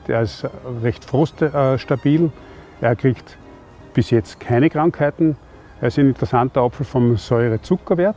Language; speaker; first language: German; native; German